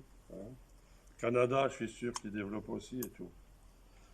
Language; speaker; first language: French; native; French